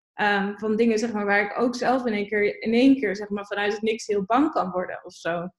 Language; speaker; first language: Dutch; native; Dutch